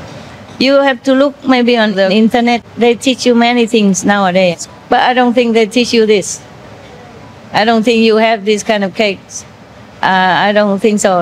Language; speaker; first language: English; non-native, fluent; Vietnamese